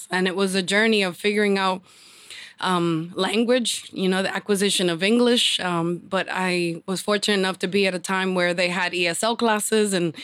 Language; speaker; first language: English; early bilingual, other home language; Spanish